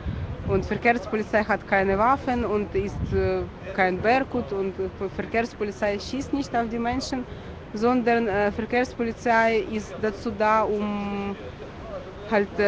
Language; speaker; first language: German; non-native, fluent; Ukrainian